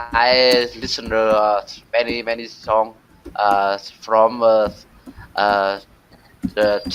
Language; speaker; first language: English; non-native, learner; Vietnamese